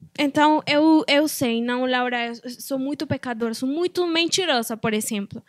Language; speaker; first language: Portuguese; non-native, fluent; Spanish